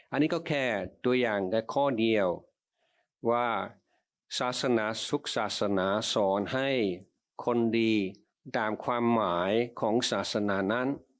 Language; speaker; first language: Thai; non-native, fluent; English